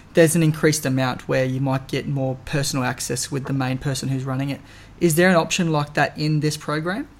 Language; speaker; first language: English; native; English